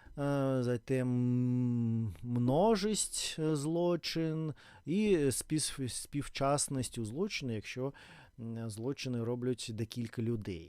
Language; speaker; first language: Ukrainian; non-native, fluent; Russian